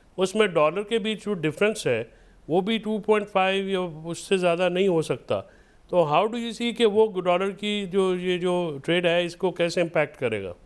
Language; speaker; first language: Urdu; native; Urdu